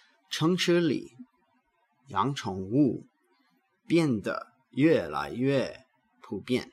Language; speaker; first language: Chinese; non-native, learner; English